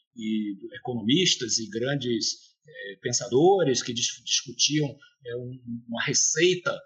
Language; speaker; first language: Portuguese; native; Portuguese